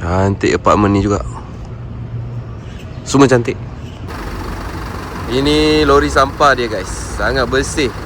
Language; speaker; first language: Malay; native; Malay